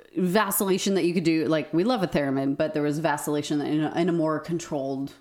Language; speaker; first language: English; native; English